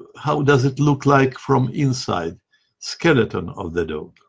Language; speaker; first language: English; non-native, fluent; Russian